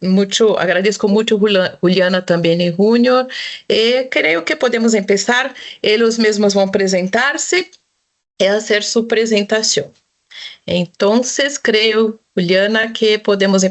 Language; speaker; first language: Spanish; non-native, local second language; Portuguese